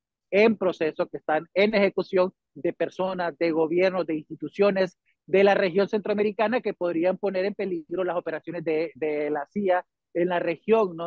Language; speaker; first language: Spanish; native; Spanish